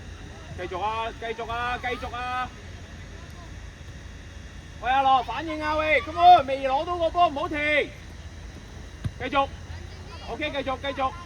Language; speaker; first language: Cantonese; native; Cantonese